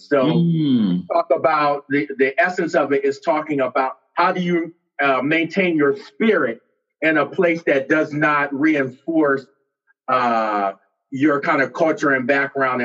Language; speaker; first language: English; native; English